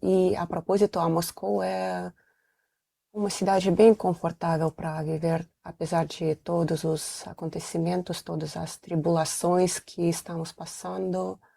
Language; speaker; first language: Portuguese; non-native, fluent; Russian